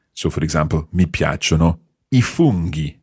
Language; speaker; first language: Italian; non-native, fluent; English